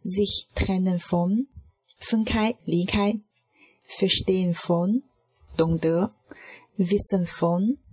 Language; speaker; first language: German; non-native, fluent; Chinese